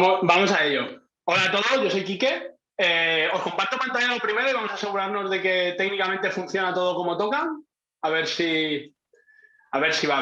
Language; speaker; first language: Spanish; native; Spanish